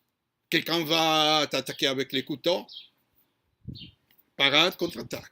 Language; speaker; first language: French; non-native, fluent; Hebrew